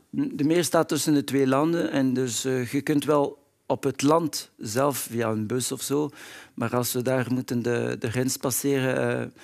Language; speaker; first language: Dutch; non-native, local second language; French